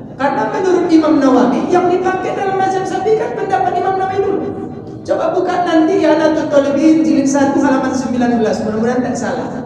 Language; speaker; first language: Indonesian; non-native, local second language; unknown